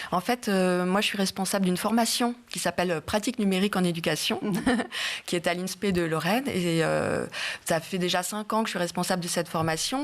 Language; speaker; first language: French; native; French